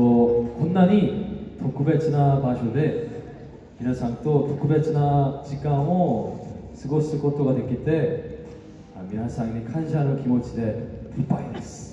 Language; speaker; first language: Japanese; non-native, learner; Korean